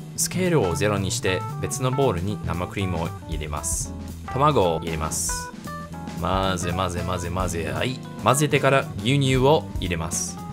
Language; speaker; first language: Japanese; non-native, fluent; English